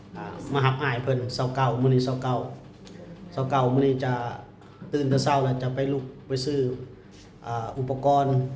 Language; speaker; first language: Lao; non-native, local second language; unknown